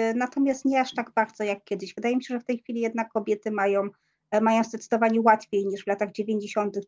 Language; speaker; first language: Polish; native; Polish